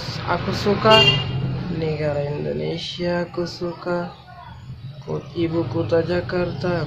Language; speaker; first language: Indonesian; non-native, learner; Bangla